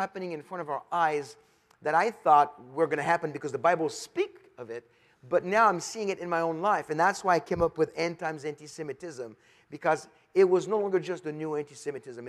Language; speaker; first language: English; non-native, fluent; French